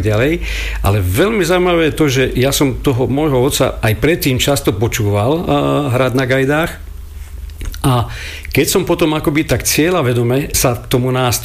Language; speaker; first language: Slovak; native; Slovak